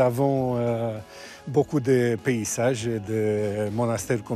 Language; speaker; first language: French; non-native, fluent; Romanian